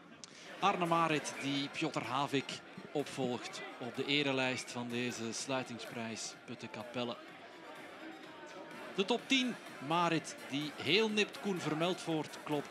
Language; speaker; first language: Dutch; native; Dutch